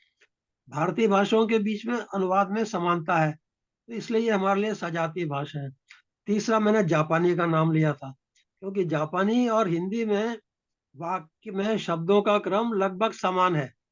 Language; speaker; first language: Hindi; native; Hindi